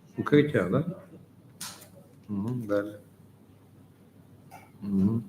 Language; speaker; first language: Ukrainian; native; Ukrainian